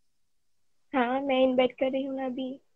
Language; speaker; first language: Hindi; non-native, learner; Bangla